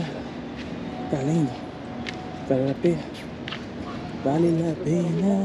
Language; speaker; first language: Spanish; non-native, learner; English